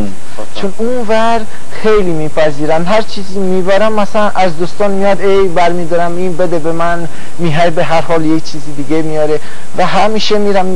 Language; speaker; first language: Persian; non-native, fluent; Romanian